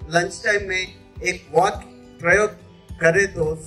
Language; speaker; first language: Hindi; non-native, local second language; Telugu